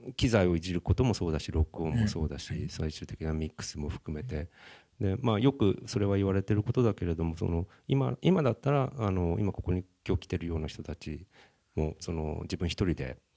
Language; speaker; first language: Japanese; native; Japanese